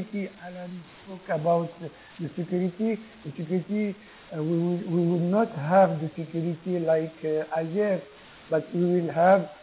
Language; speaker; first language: English; non-native, learner; Arabic